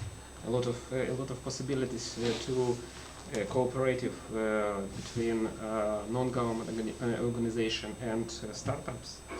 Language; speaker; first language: English; non-native, learner; Russian